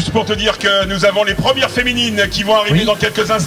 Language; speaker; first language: French; native; French